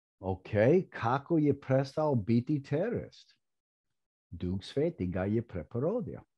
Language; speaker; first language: Croatian; early bilingual, heritage; Croatian